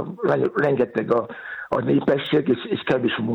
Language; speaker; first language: Hungarian; non-native, learner; Yoruba